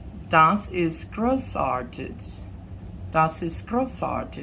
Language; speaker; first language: German; non-native, learner; English